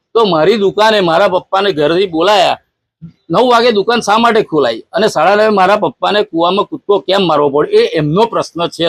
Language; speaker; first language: Gujarati; native; Gujarati